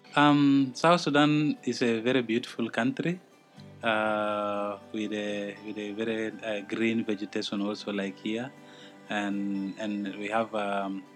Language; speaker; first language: English; non-native, fluent; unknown